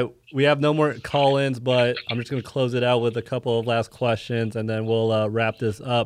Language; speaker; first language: English; native; English